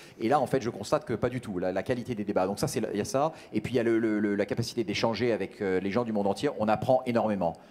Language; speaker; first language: French; native; French